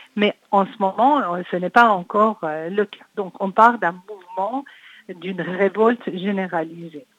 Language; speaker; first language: French; non-native, fluent; Persian